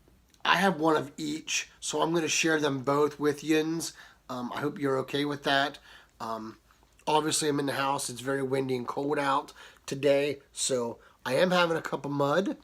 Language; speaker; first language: English; native; English